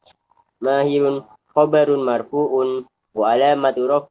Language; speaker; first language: Arabic; non-native, learner; Indonesian